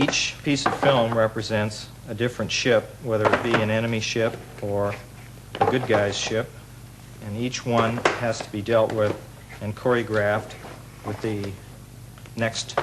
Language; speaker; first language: English; native; English